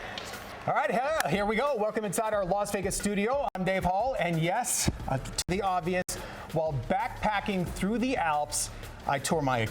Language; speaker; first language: English; native; English